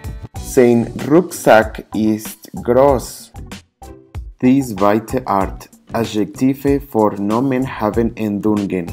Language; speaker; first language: German; non-native, learner; English